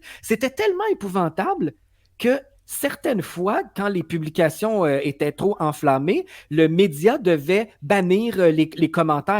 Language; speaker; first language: French; native; French